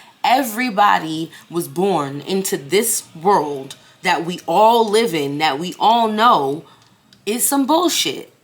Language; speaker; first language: English; native; English